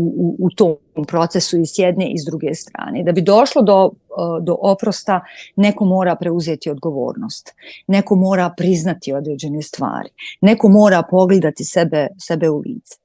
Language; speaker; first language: Croatian; native; Croatian